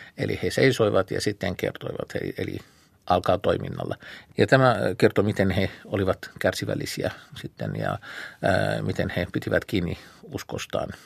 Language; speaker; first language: Finnish; non-native, fluent; Arabic